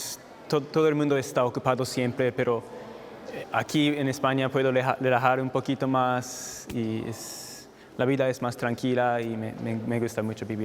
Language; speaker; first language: Spanish; non-native, fluent; Japanese